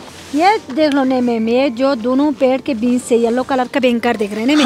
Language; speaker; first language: Hindi; non-native, local second language; Balti